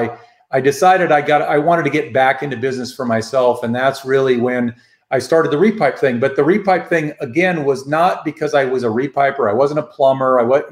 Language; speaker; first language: English; native; English